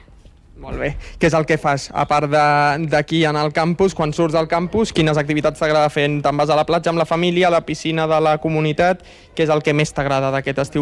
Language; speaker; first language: Catalan; native; Catalan